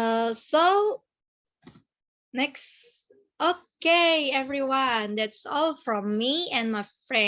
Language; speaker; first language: English; non-native, learner; Indonesian